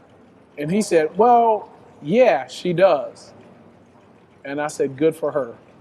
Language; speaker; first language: English; native; English